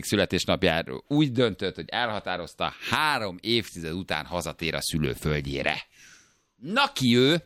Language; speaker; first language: Hungarian; native; Hungarian